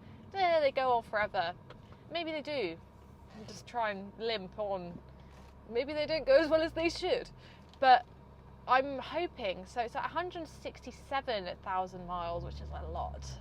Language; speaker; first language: English; native; English